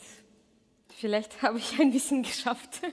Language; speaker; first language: German; non-native, fluent; Russian